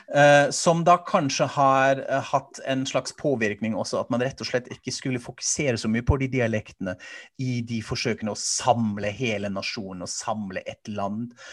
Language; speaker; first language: Norwegian; non-native, fluent; German